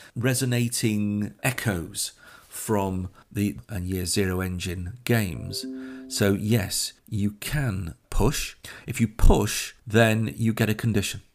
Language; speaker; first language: English; native; English